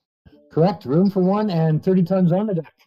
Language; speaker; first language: English; native; English